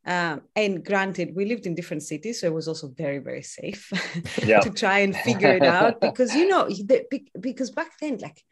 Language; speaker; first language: English; non-native, fluent; Greek